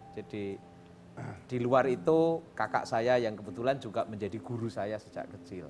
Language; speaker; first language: Indonesian; non-native, local second language; Javanese